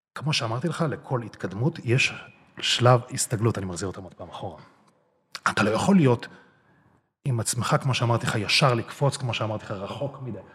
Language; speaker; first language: Hebrew; early bilingual, other home language; Russian